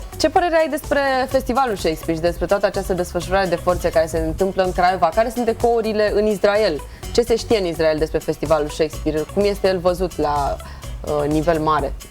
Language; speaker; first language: Romanian; native; Romanian